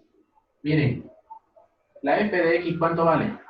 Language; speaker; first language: Spanish; native; Spanish